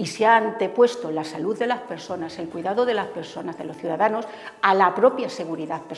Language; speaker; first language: Spanish; native; Spanish